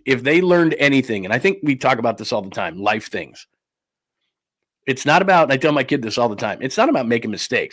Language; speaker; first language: English; native; English